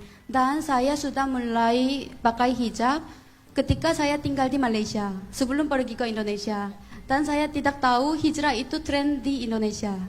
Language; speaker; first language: Indonesian; non-native, fluent; Korean